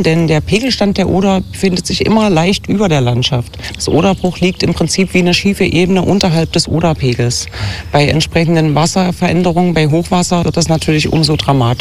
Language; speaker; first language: German; native; German